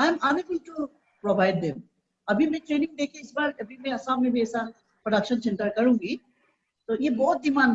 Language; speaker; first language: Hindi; non-native, local second language; Assamese